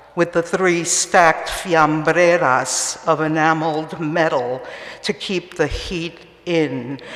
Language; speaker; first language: English; early bilingual, other home language; Spanish